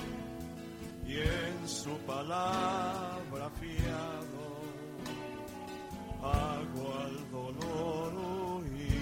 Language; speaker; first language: Spanish; early bilingual, heritage; Spanish